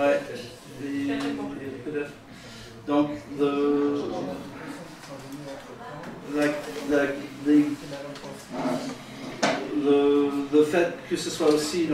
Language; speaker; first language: French; native; French